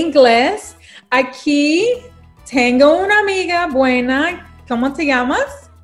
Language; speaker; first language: Spanish; non-native, learner; English